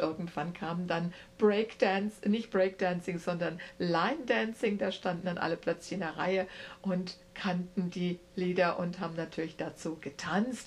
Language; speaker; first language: German; native; German